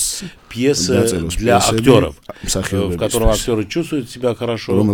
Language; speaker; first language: Russian; non-native, fluent; Romanian